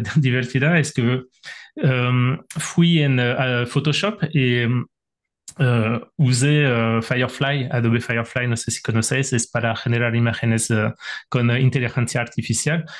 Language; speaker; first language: Spanish; non-native, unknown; French